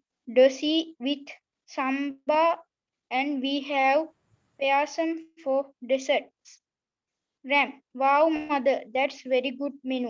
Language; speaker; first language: English; non-native, learner; Sinhala